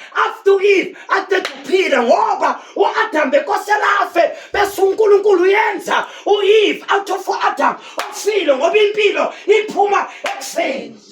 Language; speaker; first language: Zulu; non-native, local second language; Afrikaans